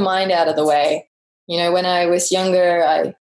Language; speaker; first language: English; native; English